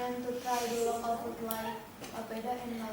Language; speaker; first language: English; non-native, learner; Indonesian